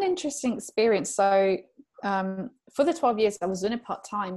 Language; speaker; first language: English; early bilingual, other home language; Italian